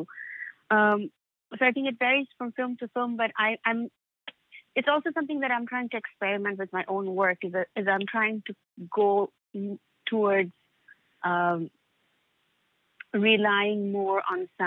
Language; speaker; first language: English; non-native, local second language; Bangla